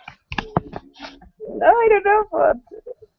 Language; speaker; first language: English; non-native, learner; Spanish